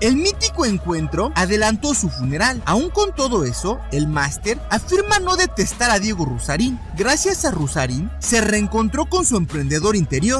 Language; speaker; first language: Spanish; native; Spanish